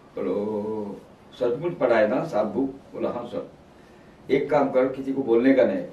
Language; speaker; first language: Hindi; non-native, local second language; Marathi